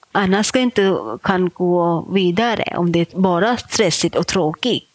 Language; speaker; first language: Swedish; non-native, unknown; Thai